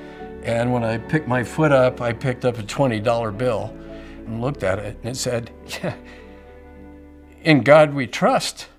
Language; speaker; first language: English; native; English